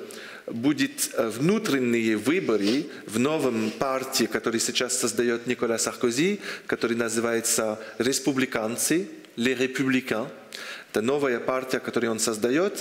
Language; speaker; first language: Russian; non-native, fluent; French